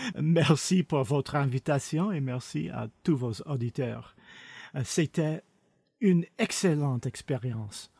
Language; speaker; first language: French; non-native, learner; English